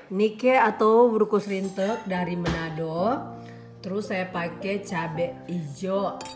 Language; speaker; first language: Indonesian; native; Indonesian